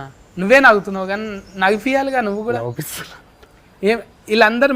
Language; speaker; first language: Telugu; native; Telugu